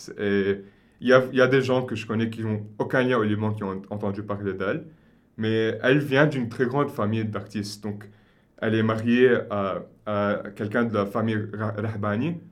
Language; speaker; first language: French; non-native, local second language; Arabic